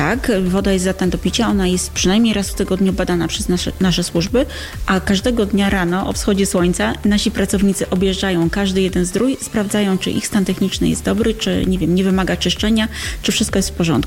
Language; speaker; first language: Polish; native; Polish